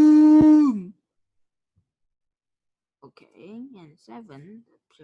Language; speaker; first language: English; non-native, learner; Korean